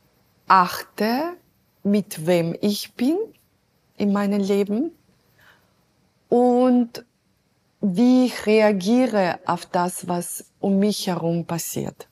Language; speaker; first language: German; non-native, fluent; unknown